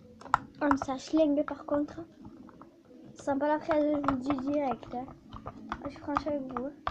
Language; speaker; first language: French; native; French